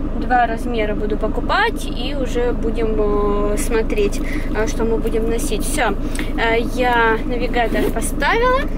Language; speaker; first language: Russian; native; Russian